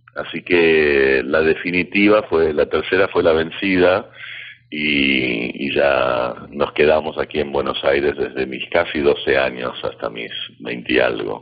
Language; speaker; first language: Spanish; early bilingual, heritage; Spanish